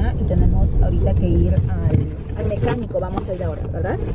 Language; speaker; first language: Spanish; native; Spanish